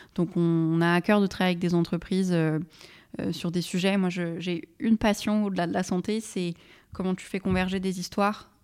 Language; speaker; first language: French; non-native, local second language; Arabic